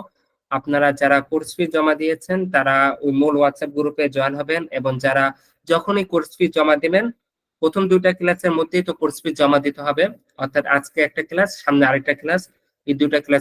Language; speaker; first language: Bangla; native; Bangla